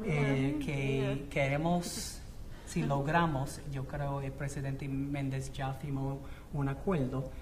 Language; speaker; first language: Spanish; non-native, fluent; English